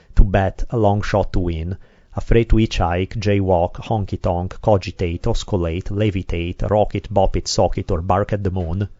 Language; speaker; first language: English; non-native, fluent; Italian